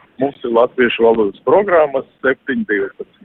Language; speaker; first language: Latvian; non-native, local second language; Russian